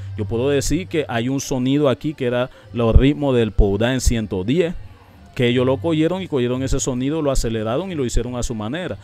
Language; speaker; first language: Spanish; non-native, local second language; English